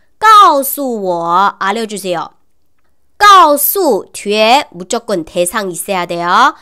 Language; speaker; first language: Korean; non-native, learner; Chinese